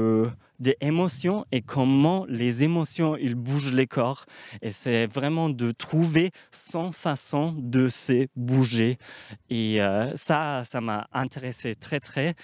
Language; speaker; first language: French; non-native, fluent; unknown